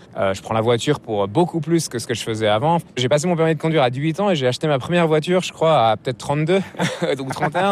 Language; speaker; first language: French; native; French